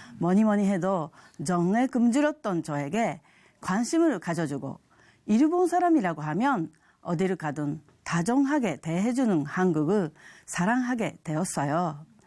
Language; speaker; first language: Korean; non-native, fluent; Japanese